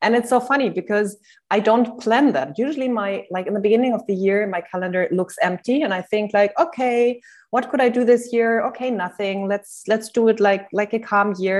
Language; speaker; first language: English; non-native, fluent; German